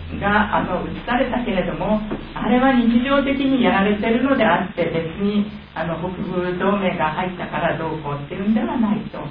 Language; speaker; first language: Japanese; native; Japanese